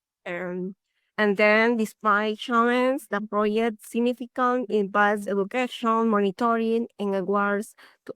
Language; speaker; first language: English; non-native, learner; Spanish